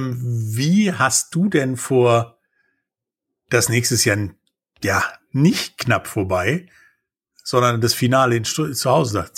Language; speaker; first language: German; native; German